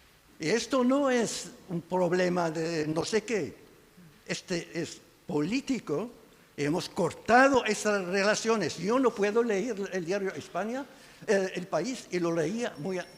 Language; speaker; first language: Spanish; non-native, fluent; Arabic